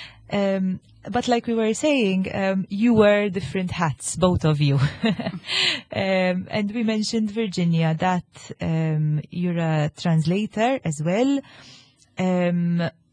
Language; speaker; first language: English; non-native, local second language; Maltese